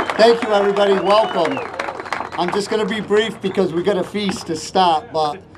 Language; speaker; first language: English; early bilingual, other home language; Portuguese